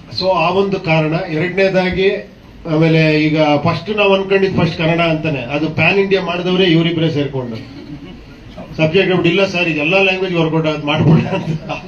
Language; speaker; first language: Kannada; native; Kannada